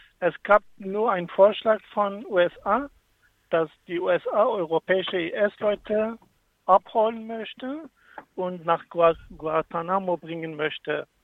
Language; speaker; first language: German; non-native, fluent; Kurdish